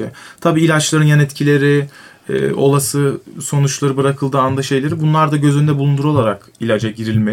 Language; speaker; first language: Turkish; native; Turkish